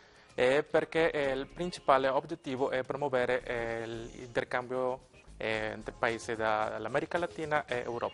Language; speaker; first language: Italian; non-native, learner; Spanish